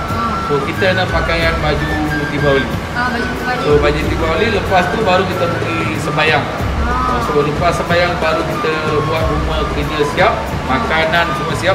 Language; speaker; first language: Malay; non-native, local second language; Tamil